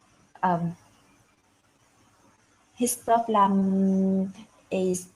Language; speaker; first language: English; non-native, learner; Vietnamese